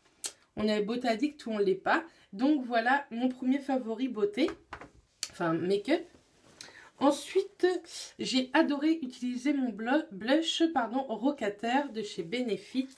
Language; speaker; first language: French; native; French